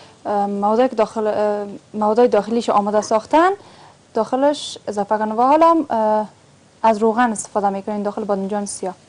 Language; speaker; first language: Persian; native; Persian